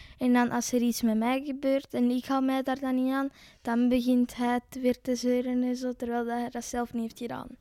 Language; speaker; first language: Dutch; native; Dutch